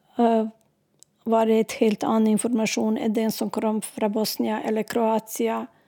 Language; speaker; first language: Norwegian; non-native, fluent; Serbian